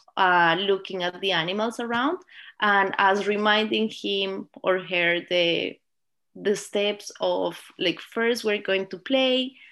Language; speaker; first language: English; non-native, fluent; Spanish